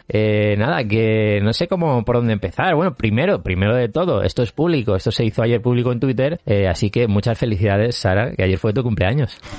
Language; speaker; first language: Spanish; native; Spanish